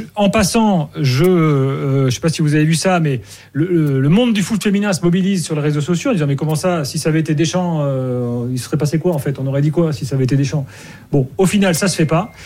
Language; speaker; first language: French; native; French